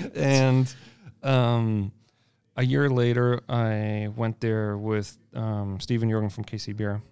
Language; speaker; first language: English; non-native, fluent; German